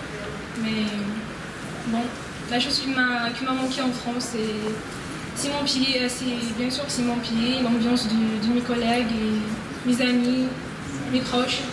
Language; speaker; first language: French; non-native, learner; Arabic